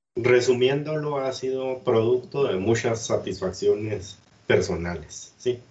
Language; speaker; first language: Spanish; native; Spanish